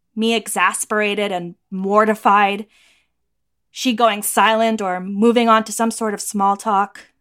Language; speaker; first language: English; early bilingual, other home language; Greek